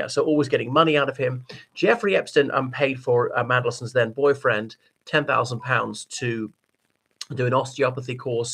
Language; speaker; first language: English; native; English